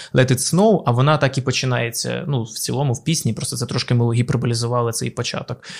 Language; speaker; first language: Ukrainian; native; Ukrainian